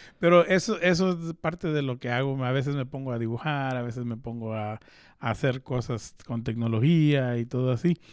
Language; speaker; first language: Spanish; early bilingual, heritage; Spanish